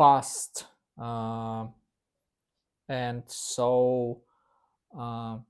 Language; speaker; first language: English; non-native, learner; Russian